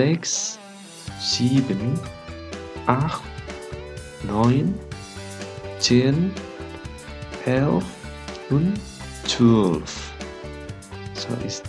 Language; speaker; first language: German; non-native, learner; Indonesian